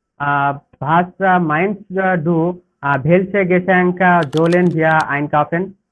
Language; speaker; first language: German; non-native, learner; Bangla